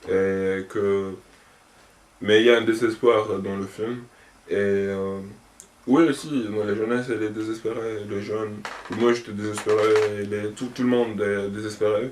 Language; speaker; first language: French; non-native, local second language; Arabic